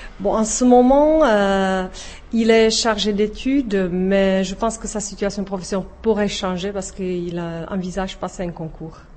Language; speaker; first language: French; non-native, fluent; Czech